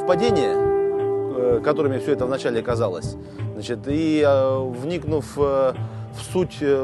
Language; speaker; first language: Russian; native; Russian